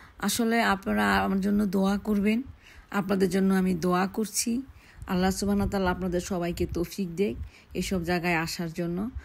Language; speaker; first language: Bangla; early bilingual, heritage; Bangla